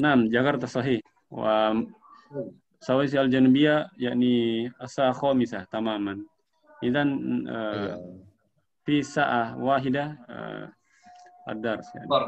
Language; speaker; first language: Arabic; non-native, learner; Indonesian